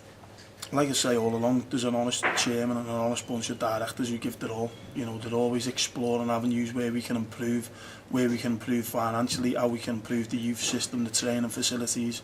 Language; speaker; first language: English; native; English